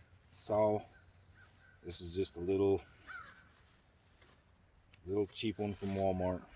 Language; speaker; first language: English; native; English